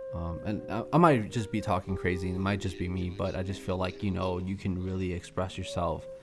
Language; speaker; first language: English; early bilingual, other home language; Spanish